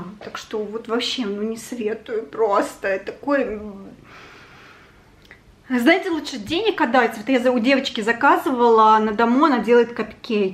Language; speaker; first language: Russian; native; Russian